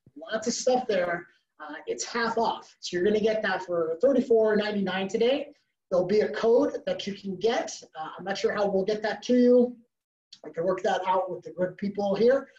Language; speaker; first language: English; native; English